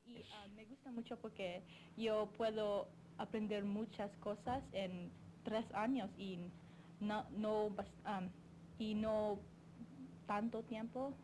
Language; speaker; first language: Spanish; non-native, learner; English